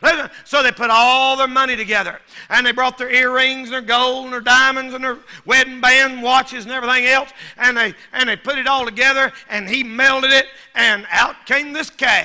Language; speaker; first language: English; native; English